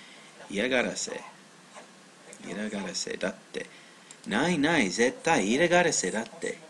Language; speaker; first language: Japanese; non-native, learner; English